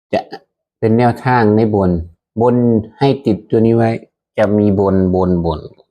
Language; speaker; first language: Thai; native; Thai